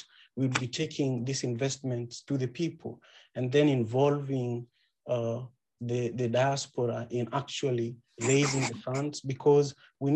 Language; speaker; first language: English; non-native, local second language; Luo (Kenya and Tanzania)